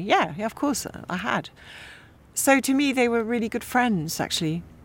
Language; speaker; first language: English; early bilingual, other home language; German